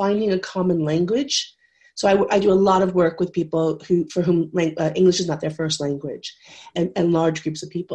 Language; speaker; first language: English; native; English